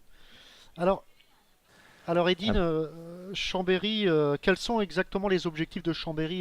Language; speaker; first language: French; native; French